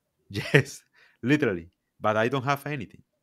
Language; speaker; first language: English; non-native, learner; Spanish